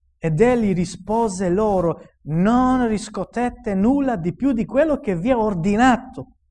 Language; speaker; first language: Italian; non-native, fluent; Romanian